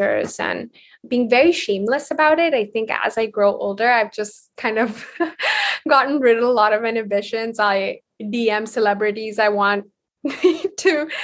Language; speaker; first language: English; non-native, local second language; Hindi